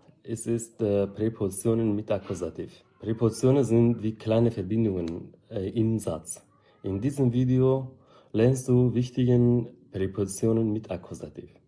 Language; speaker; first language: German; non-native, fluent; Arabic